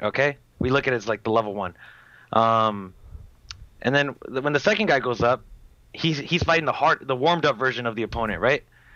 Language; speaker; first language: English; native; English